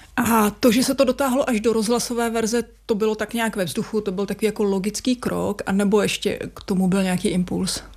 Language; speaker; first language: Czech; native; Czech